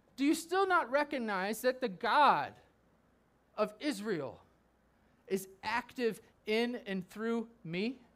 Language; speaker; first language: English; native; English